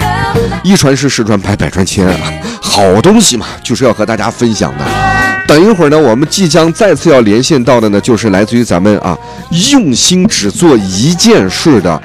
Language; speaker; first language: Chinese; native; Chinese